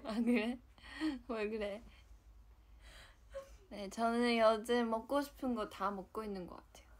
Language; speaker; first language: Korean; non-native, fluent; Chinese